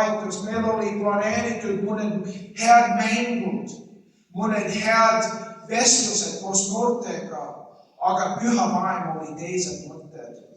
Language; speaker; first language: Estonian; non-native, fluent; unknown